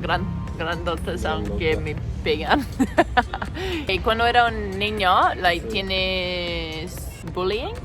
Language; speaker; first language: Spanish; non-native, learner; English